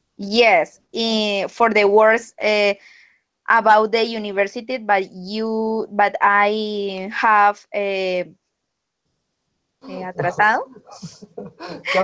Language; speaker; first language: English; non-native, learner; Spanish